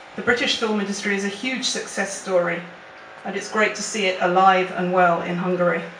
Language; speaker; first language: English; native; English